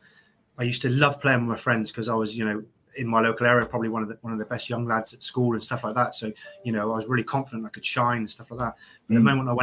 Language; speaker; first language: English; native; English